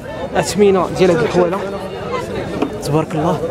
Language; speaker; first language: Arabic; native; Arabic